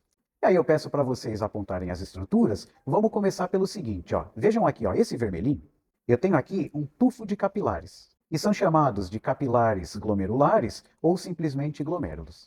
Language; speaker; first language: Portuguese; native; Portuguese